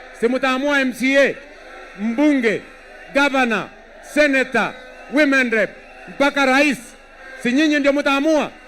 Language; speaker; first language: Swahili; non-native, local second language; Kalenjin